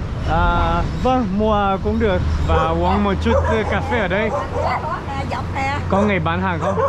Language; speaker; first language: Vietnamese; non-native, fluent; English